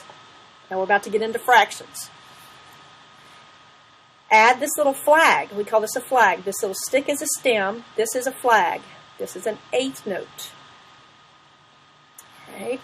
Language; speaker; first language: English; native; English